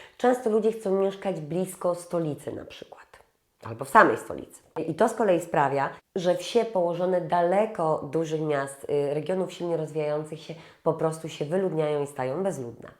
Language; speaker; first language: Polish; native; Polish